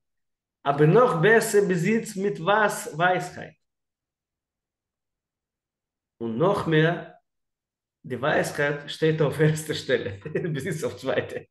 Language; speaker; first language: German; non-native, learner; Russian